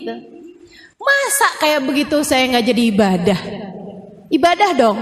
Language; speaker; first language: Indonesian; native; Indonesian